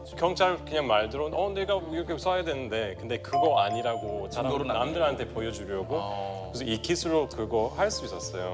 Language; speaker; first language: Korean; non-native, fluent; English